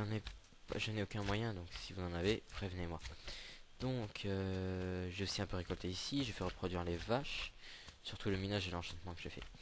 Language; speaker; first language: French; native; French